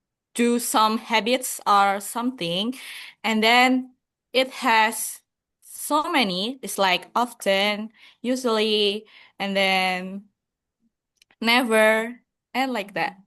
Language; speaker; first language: English; non-native, learner; Indonesian